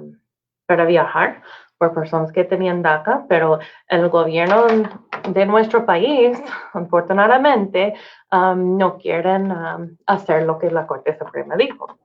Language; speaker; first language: Spanish; non-native, learner; English